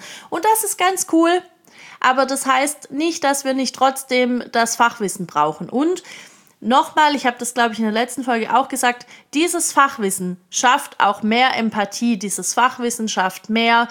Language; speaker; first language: German; native; German